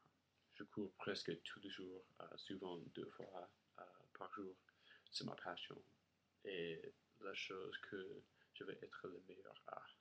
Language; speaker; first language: French; non-native, learner; English